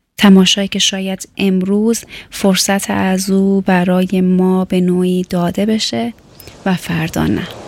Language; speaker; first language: Persian; native; Persian